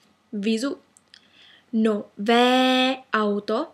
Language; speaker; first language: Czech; non-native, fluent; Vietnamese